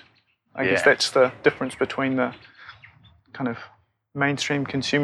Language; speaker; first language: English; native; English